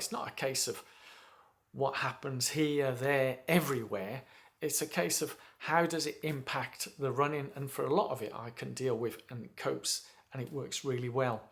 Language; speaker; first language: English; native; English